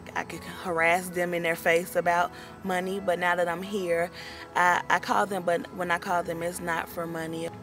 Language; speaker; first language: English; native; English